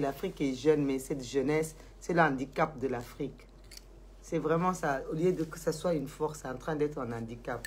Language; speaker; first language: French; non-native, local second language; Wolof